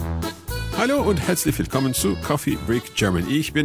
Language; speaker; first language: German; non-native, fluent; English